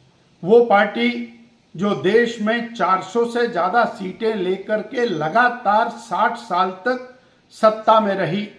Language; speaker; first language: Hindi; native; Hindi